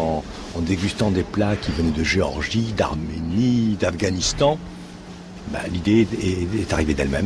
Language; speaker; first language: French; native; French